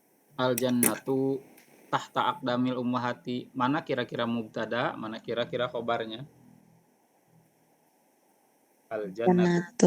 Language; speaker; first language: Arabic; non-native, fluent; Indonesian